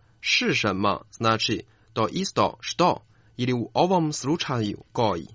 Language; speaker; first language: Croatian; non-native, fluent; Chinese